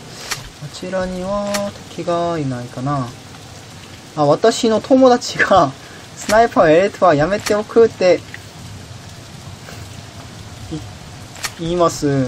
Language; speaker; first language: Japanese; non-native, learner; Korean